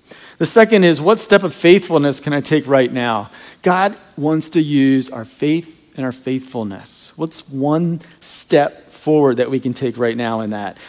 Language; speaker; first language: English; native; English